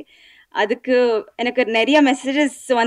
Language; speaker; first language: Tamil; non-native, fluent; Telugu